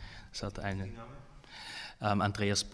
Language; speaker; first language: German; native; German